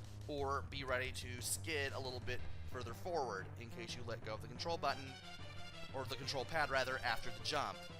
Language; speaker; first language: English; native; English